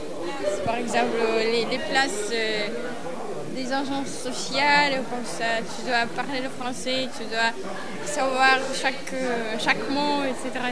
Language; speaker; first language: French; non-native, learner; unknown